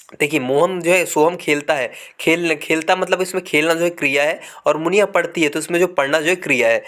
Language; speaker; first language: Hindi; native; Hindi